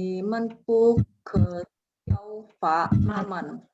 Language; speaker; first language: Chinese; non-native, learner; Indonesian